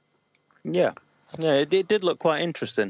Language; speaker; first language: English; native; English